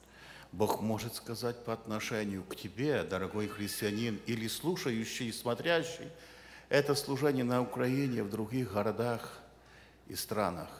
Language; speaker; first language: Russian; non-native, local second language; Ukrainian